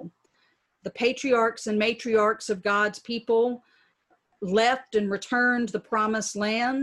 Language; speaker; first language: English; native; English